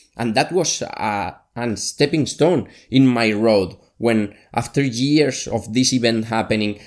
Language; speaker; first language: English; non-native, fluent; Spanish